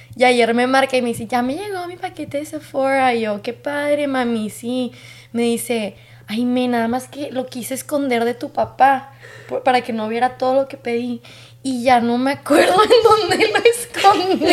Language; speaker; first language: Spanish; native; Spanish